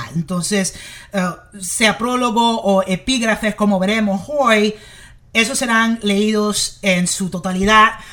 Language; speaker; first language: Spanish; early bilingual, heritage; English